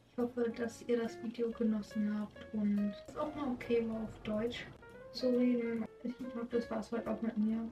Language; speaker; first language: German; native; German